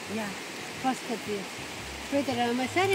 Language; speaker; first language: Latvian; non-native, local second language; Russian